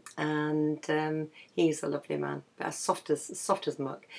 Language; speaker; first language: English; native; English